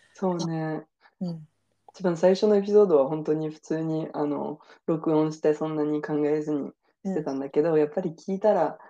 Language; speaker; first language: Japanese; non-native, fluent; French